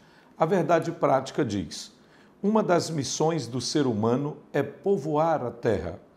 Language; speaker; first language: Portuguese; native; Portuguese